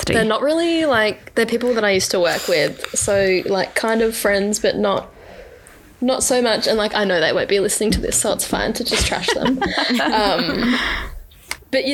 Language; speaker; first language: English; native; English